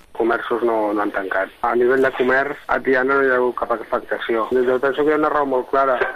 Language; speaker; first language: Catalan; non-native, local second language; Spanish